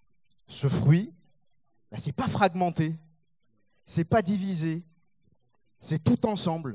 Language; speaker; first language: French; native; French